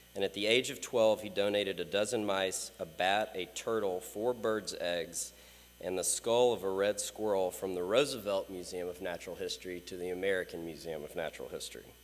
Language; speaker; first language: English; native; English